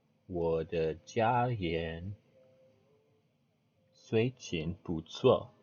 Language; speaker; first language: Chinese; non-native, learner; English